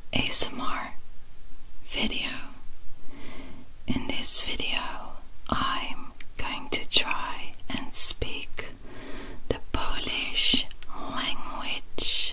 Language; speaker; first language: English; non-native, fluent; Dutch